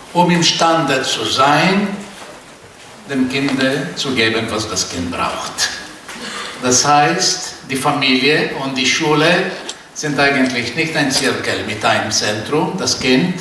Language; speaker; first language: German; non-native, fluent; Portuguese